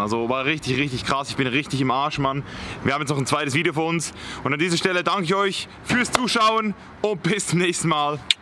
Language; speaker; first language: German; native; German